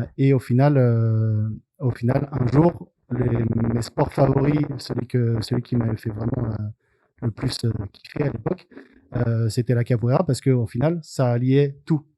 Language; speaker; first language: French; native; French